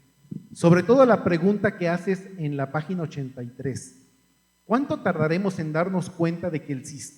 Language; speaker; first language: Spanish; native; Spanish